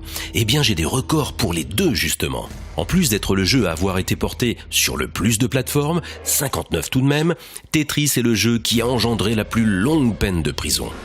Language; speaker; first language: French; native; French